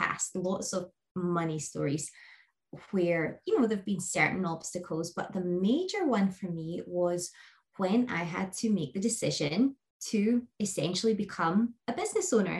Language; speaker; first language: English; native; English